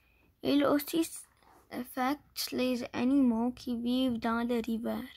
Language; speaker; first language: French; non-native, learner; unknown